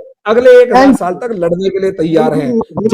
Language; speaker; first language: Hindi; native; Hindi